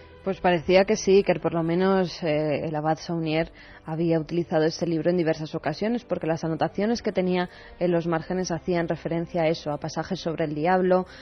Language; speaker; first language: Spanish; native; Spanish